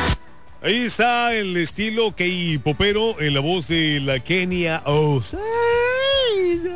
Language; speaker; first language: Spanish; native; Spanish